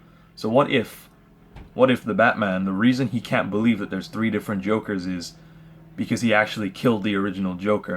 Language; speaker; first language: English; native; English